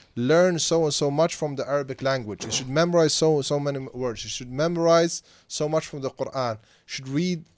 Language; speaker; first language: English; non-native, fluent; Swedish